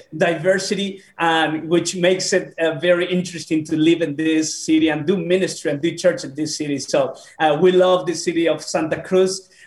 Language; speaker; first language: English; non-native, fluent; Spanish